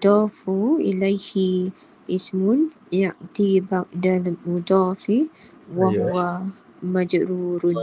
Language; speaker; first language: Arabic; non-native, learner; Malay